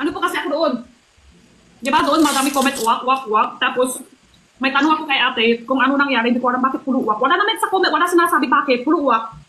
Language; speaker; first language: Filipino; non-native, learner; Chinese